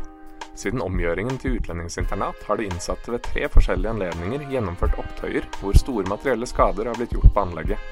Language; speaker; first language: Norwegian; native; Norwegian